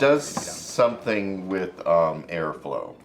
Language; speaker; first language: English; native; English